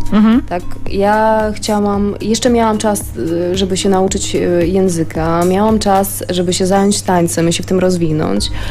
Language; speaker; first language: Polish; non-native, fluent; Russian